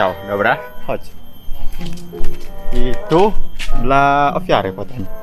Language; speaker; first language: Polish; non-native, learner; Indonesian